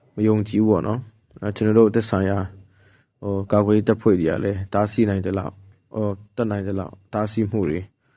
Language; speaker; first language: Burmese; non-native, local second language; Hakha Chin